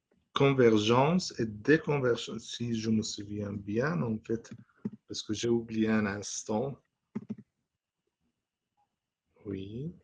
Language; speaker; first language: French; non-native, fluent; Persian